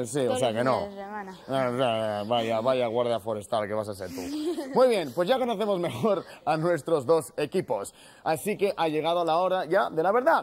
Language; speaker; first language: Spanish; native; Spanish